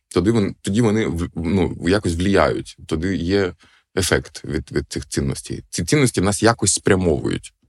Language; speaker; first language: Ukrainian; non-native, local second language; Russian